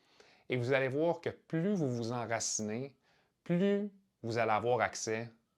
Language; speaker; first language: French; native; French